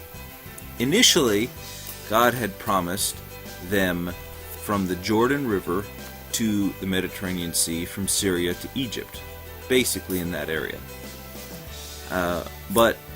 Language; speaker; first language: English; native; English